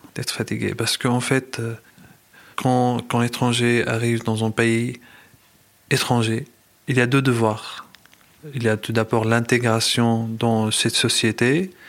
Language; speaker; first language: French; non-native, fluent; Arabic